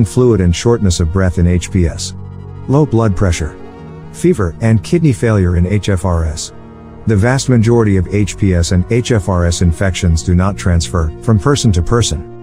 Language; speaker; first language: English; non-native, fluent; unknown